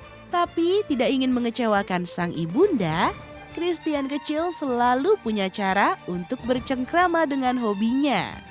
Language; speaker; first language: Indonesian; native; Indonesian